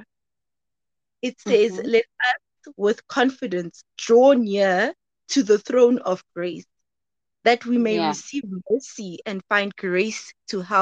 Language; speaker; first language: English; non-native, local second language; Zulu